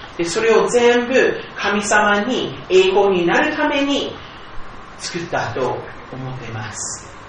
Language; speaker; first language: Japanese; non-native, fluent; English